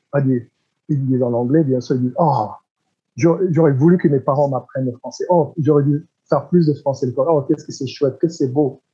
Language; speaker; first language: French; non-native, fluent; English